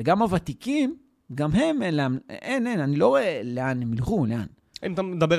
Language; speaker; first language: Hebrew; native; Hebrew